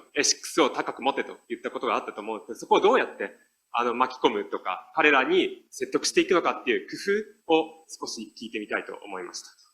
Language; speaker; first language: Japanese; native; Japanese